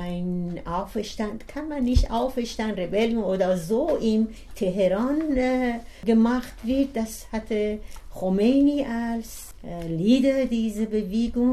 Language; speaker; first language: German; non-native, learner; Persian